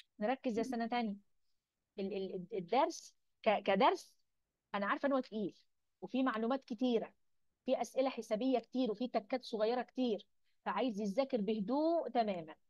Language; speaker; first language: Arabic; native; Arabic